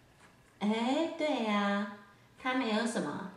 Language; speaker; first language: Chinese; native; Chinese